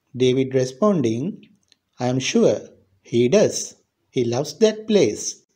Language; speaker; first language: English; non-native, local second language; Sinhala